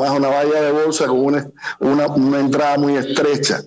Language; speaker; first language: Spanish; native; Spanish